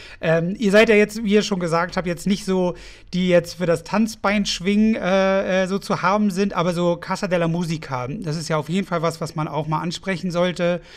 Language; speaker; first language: German; native; German